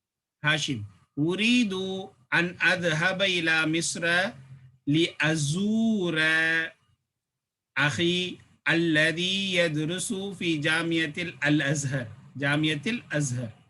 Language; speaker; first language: Arabic; non-native, fluent; Tamil